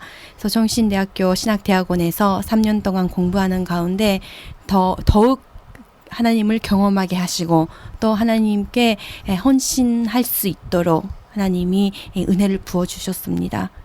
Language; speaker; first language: Korean; early bilingual, heritage; Korean